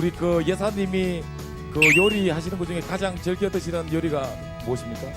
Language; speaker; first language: Korean; native; Korean